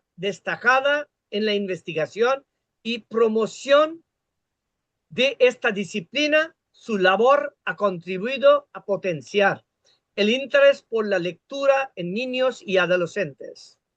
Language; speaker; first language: Spanish; non-native, fluent; Bangla